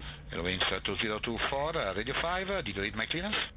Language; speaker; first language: English; non-native, fluent; Italian